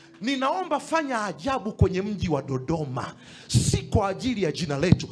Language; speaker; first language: Swahili; native; Swahili